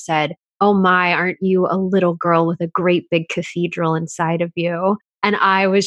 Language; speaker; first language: English; native; English